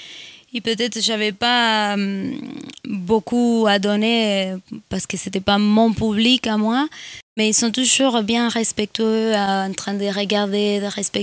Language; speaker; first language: French; non-native, fluent; Spanish